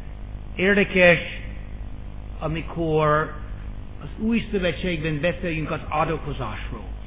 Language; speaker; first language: Hungarian; non-native, fluent; English